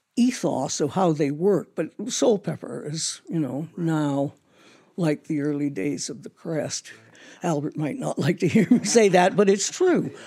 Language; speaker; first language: English; native; English